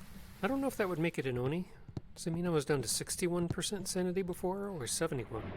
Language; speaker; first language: English; native; English